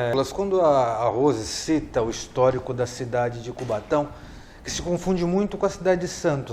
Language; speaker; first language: Portuguese; native; Portuguese